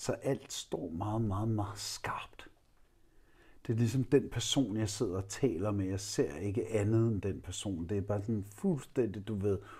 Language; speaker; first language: Danish; native; Danish